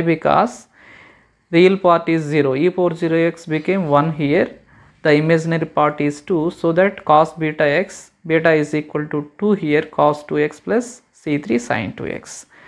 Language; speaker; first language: English; non-native, local second language; Telugu